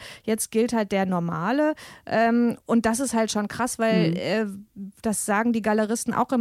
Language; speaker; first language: German; native; German